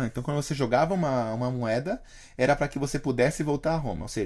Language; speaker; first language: Portuguese; native; Portuguese